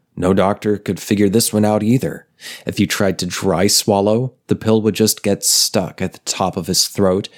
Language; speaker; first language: English; native; English